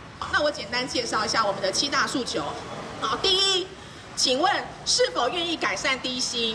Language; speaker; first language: Chinese; native; Chinese